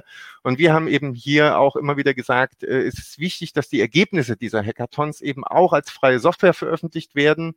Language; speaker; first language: German; native; German